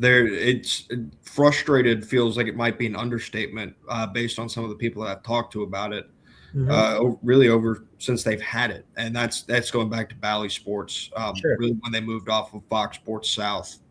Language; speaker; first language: English; native; English